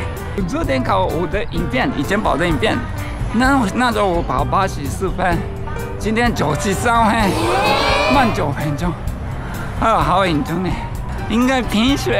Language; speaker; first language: Chinese; non-native, learner; Japanese